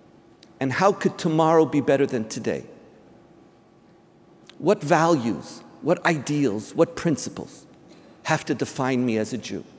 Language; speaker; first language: English; native; English